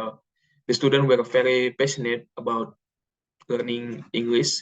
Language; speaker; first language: English; non-native, learner; Indonesian